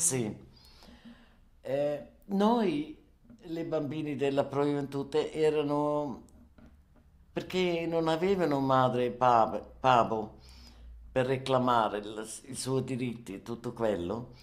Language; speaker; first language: Italian; non-native, learner; German